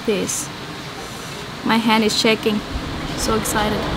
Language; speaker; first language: English; non-native, learner; Thai